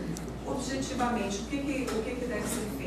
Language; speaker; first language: Portuguese; native; Portuguese